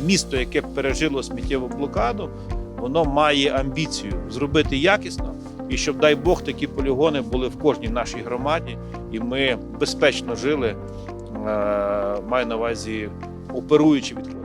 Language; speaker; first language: Ukrainian; native; Ukrainian